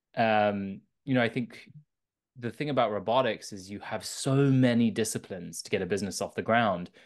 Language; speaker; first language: English; native; English